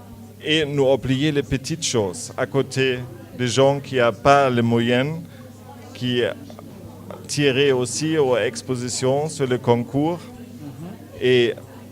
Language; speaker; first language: French; non-native, learner; German